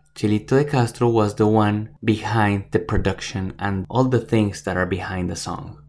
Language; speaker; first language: English; non-native, fluent; Spanish